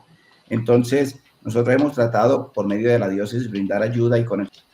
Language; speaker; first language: Spanish; native; Spanish